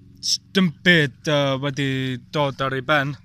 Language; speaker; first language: Welsh; non-native, learner; English